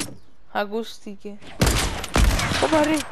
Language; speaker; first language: Greek; native; Greek